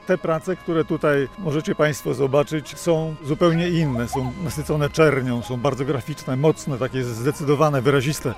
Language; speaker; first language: Polish; native; Polish